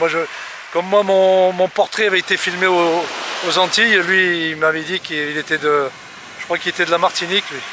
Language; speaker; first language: French; native; French